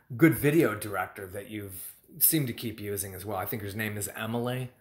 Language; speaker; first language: English; native; English